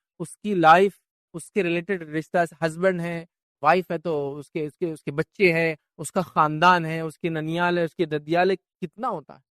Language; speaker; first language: Urdu; native; Urdu